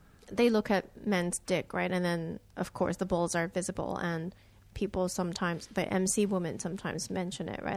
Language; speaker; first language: English; non-native, fluent; Japanese